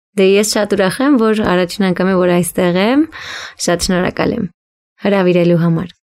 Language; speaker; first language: Armenian; early bilingual, heritage; Armenian